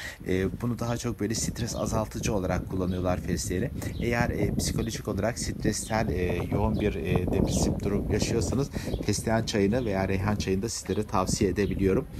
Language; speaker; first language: Turkish; native; Turkish